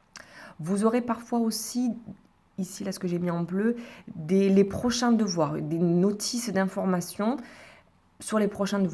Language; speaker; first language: French; native; French